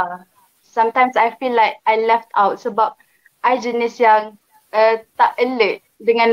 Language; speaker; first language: English; non-native, local second language; Malay